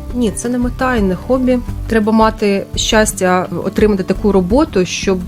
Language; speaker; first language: Ukrainian; non-native, local second language; Russian